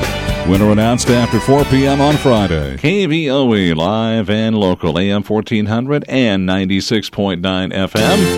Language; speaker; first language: English; native; English